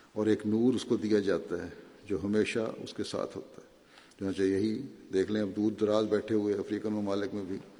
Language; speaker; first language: Urdu; native; Urdu